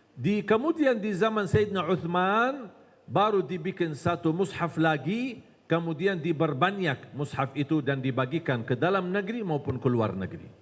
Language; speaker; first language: Malay; non-native, fluent; Arabic